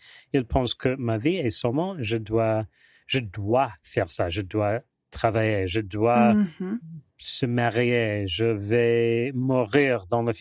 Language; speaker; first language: French; non-native, fluent; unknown